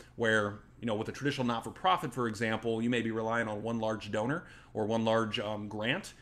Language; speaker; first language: English; native; English